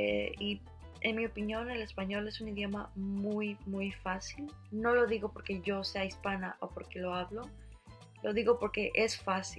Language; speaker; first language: Spanish; early bilingual, heritage; Spanish